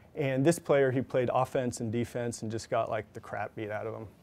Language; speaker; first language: English; native; English